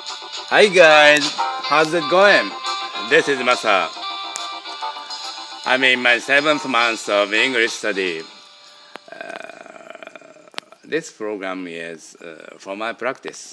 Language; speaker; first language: English; non-native, learner; Japanese